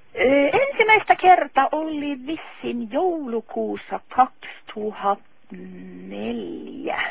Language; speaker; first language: Finnish; non-native, fluent; Norwegian